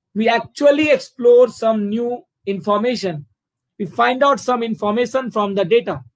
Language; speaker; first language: English; non-native, local second language; Hindi